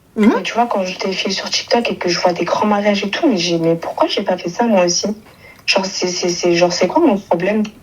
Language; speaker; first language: French; native; French